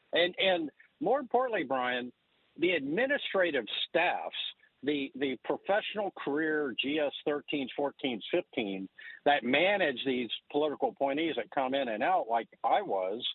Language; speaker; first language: English; native; English